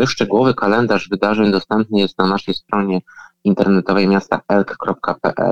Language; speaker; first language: Polish; native; Polish